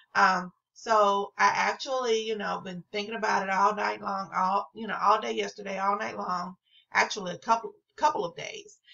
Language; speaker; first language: English; native; English